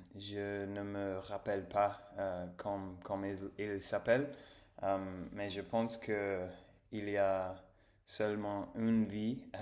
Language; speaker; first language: French; non-native, learner; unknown